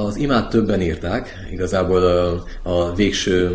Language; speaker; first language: Hungarian; native; Hungarian